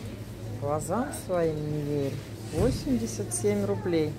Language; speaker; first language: Russian; native; Russian